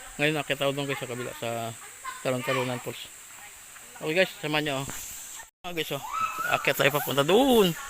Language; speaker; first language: Filipino; native; Filipino